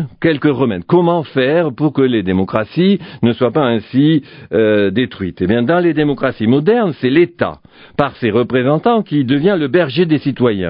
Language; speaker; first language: French; native; French